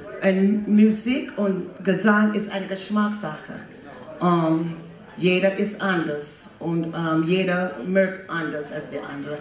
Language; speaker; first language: German; non-native, fluent; English